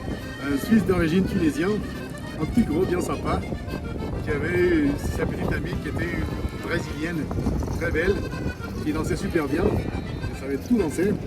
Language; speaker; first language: French; non-native, fluent; Spanish